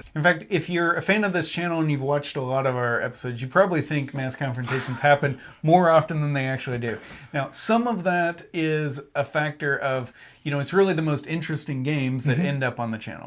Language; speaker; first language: English; native; English